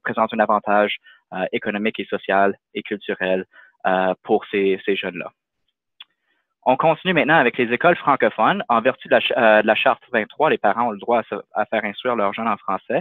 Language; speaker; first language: French; native; French